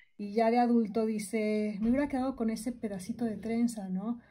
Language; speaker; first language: Spanish; native; Spanish